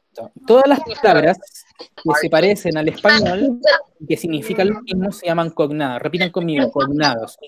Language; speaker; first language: Spanish; native; Spanish